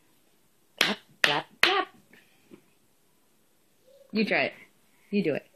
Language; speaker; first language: English; native; English